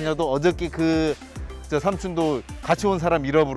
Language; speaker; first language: Korean; native; Korean